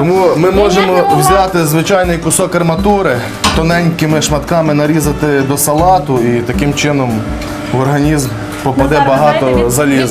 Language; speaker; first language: Ukrainian; native; Ukrainian